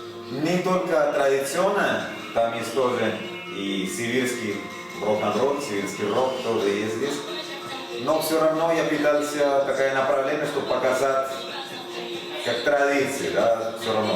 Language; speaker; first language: Russian; non-native, learner; Spanish